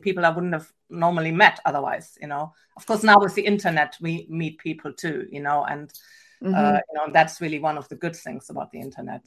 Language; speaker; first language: English; non-native, fluent; German